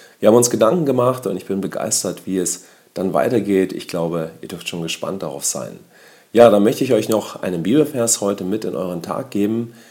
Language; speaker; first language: German; native; German